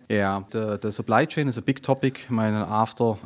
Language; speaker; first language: English; non-native, fluent; German